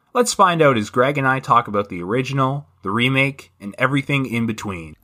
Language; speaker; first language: English; native; English